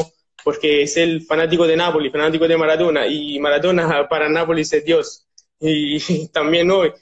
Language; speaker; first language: Spanish; non-native, learner; Italian